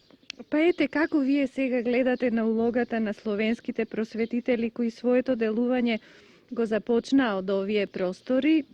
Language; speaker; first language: Macedonian; native; Macedonian